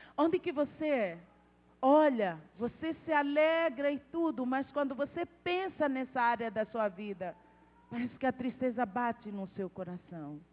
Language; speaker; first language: Portuguese; non-native, local second language; Tsonga